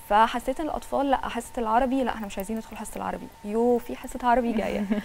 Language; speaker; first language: Arabic; native; Arabic